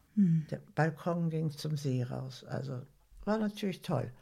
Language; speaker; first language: German; native; German